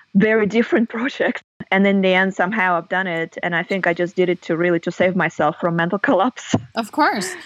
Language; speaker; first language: English; non-native, fluent; Russian